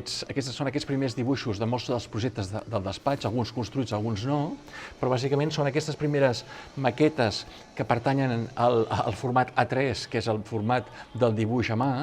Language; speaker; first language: Catalan; native; Catalan